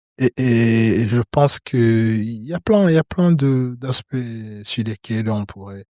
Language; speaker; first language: French; non-native, local second language; Rundi